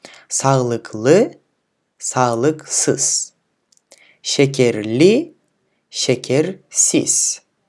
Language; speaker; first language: Turkish; non-native, fluent; Kyrgyz